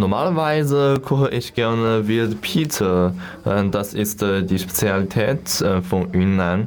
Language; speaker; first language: German; non-native, learner; Chinese